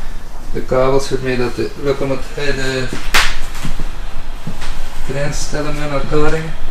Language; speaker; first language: Dutch; native; Dutch